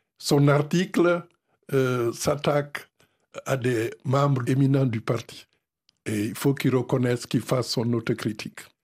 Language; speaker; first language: French; non-native, local second language; Fula